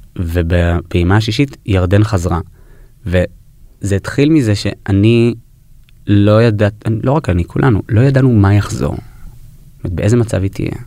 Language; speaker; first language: Hebrew; early bilingual, heritage; Hebrew